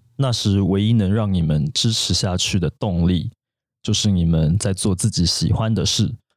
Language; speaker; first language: Chinese; native; Chinese